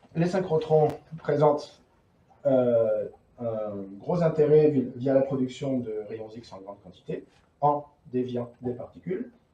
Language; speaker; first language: French; native; French